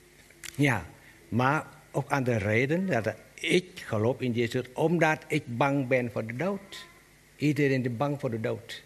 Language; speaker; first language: Dutch; non-native, learner; Vietnamese